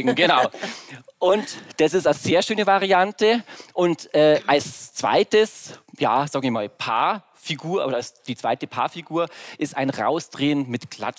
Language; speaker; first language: German; native; German